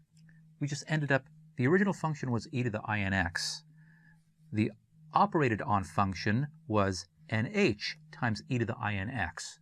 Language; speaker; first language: English; native; English